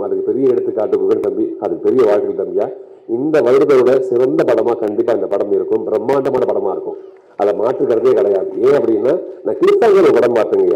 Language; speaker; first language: Tamil; native; Tamil